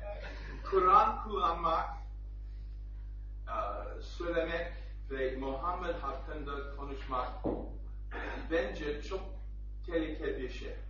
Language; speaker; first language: Turkish; non-native, learner; German